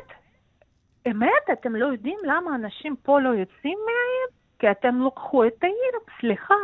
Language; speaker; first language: Hebrew; non-native, fluent; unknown